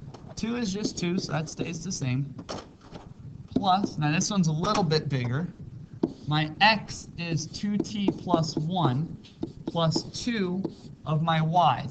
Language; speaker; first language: English; native; English